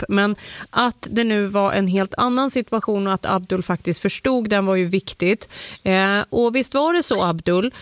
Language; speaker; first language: Swedish; native; Swedish